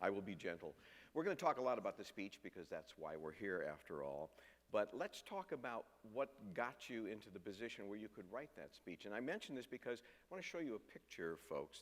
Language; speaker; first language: English; native; English